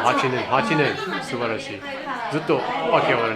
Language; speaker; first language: Japanese; non-native, learner; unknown